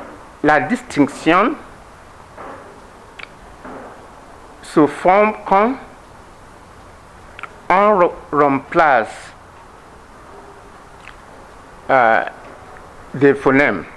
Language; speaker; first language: French; non-native, learner; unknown